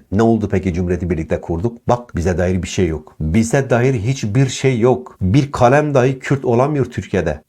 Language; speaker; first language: Turkish; non-native, local second language; Kurdish